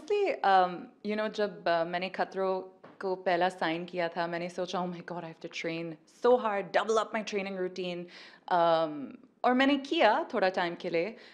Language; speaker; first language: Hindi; early bilingual, heritage; Hindi